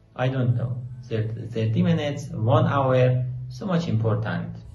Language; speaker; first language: English; non-native, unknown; Persian